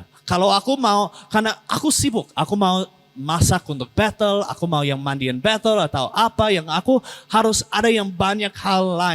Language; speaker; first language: Indonesian; non-native, learner; English